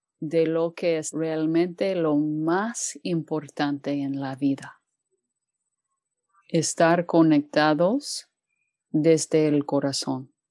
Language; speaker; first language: Spanish; non-native, fluent; English